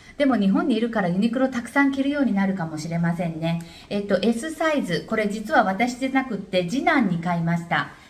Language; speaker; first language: Japanese; native; Japanese